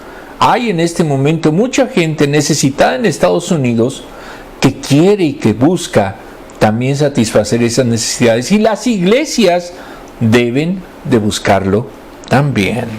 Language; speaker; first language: Spanish; native; Spanish